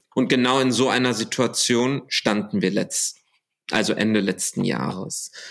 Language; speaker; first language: German; early bilingual, other home language; Arabic